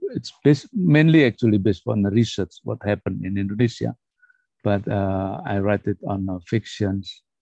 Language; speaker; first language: English; non-native, fluent; Indonesian